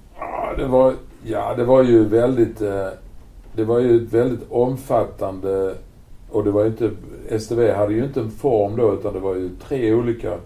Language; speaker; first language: Swedish; native; Swedish